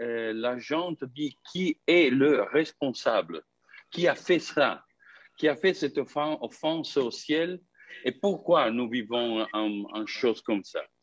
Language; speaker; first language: French; non-native, fluent; Italian